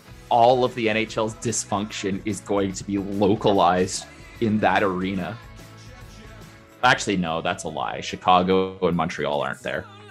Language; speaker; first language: English; native; English